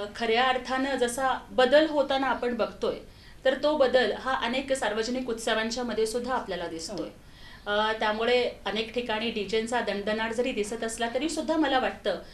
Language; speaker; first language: Marathi; non-native, local second language; Telugu